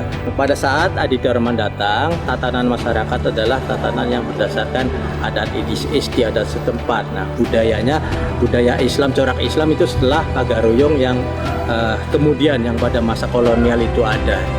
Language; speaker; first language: Malay; native; Malay